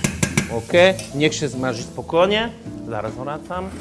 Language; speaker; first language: Polish; non-native, learner; French